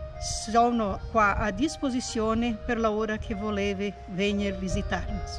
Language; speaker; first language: Italian; early bilingual, heritage; Italian